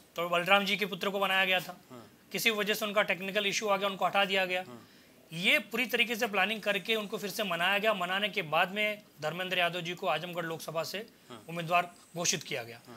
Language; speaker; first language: Hindi; native; Hindi